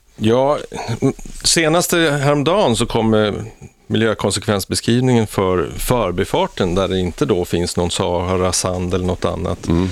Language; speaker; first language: Swedish; native; Swedish